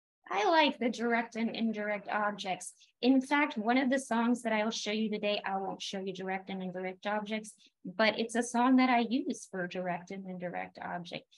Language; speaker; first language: English; native; English